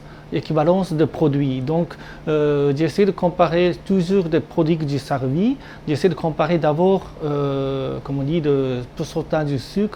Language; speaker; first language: French; non-native, learner; Japanese